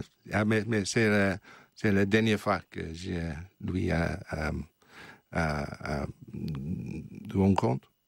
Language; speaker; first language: French; non-native, learner; English